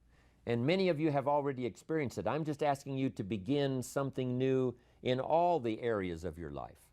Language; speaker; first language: English; native; English